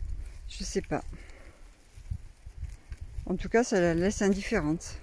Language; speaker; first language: French; native; French